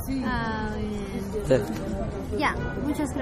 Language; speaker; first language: Spanish; non-native, learner; German